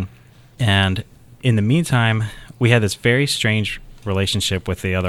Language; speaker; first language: English; native; English